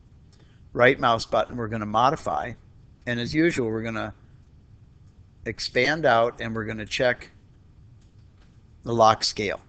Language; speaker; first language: English; native; English